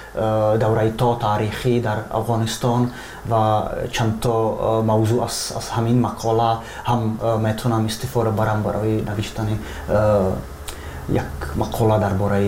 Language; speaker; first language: Persian; non-native, fluent; Czech